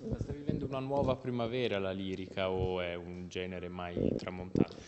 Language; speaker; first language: Italian; native; Italian